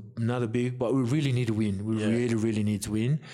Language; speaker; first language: English; non-native, fluent; Samoan